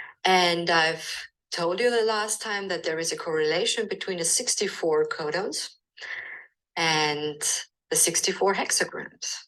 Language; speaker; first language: English; non-native, fluent; German